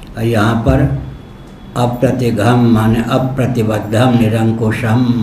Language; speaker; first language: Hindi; non-native, local second language; Maithili